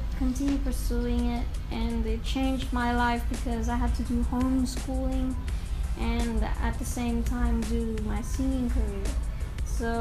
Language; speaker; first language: English; native; English